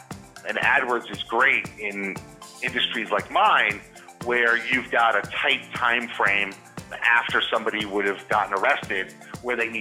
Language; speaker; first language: English; native; English